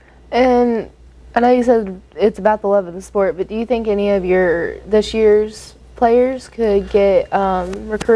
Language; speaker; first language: English; native; English